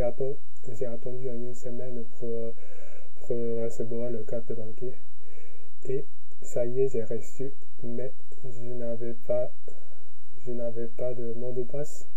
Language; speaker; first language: French; non-native, learner; Japanese